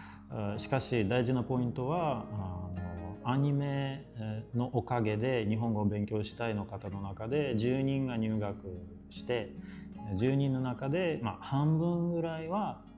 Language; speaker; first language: Japanese; non-native, fluent; Russian